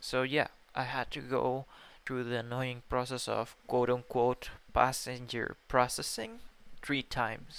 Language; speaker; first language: English; non-native, fluent; Spanish